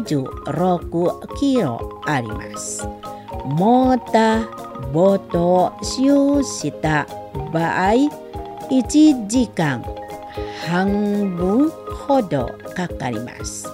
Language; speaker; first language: Japanese; non-native, fluent; Indonesian